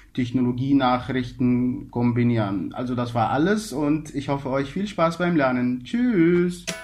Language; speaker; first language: German; non-native, fluent; Arabic